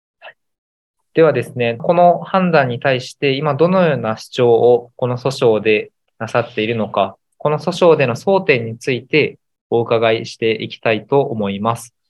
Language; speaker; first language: Japanese; native; Japanese